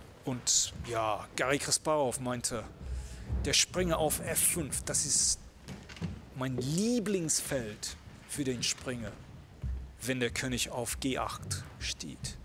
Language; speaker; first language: German; non-native, fluent; English